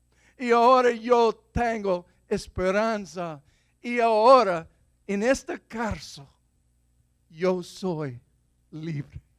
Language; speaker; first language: Spanish; non-native, fluent; English